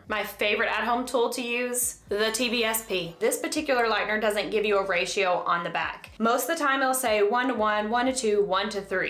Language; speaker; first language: English; native; English